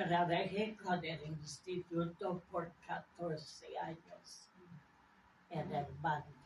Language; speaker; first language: Spanish; non-native, fluent; English